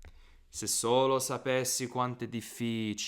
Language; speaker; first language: Italian; non-native, fluent; English